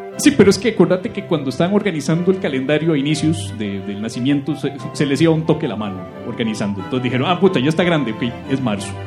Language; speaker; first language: Spanish; native; Spanish